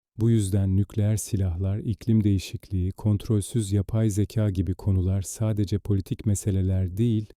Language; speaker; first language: Turkish; native; Turkish